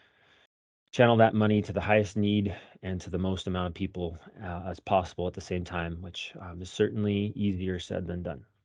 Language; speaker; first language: English; native; English